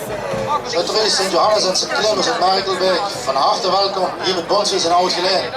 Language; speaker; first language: Dutch; native; Dutch